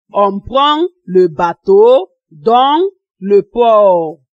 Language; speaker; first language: French; non-native, fluent; Igbo